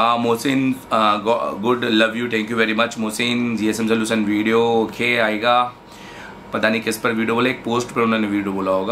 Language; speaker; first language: Hindi; native; Hindi